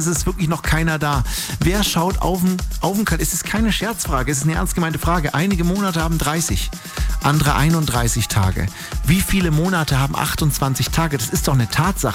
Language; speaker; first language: German; native; German